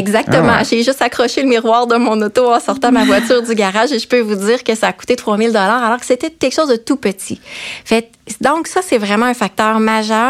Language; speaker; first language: French; native; French